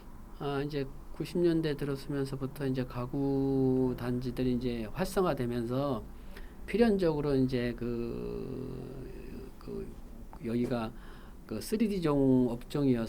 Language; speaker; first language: Korean; native; Korean